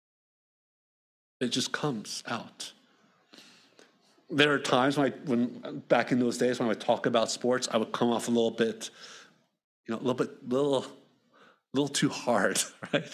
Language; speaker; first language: English; native; English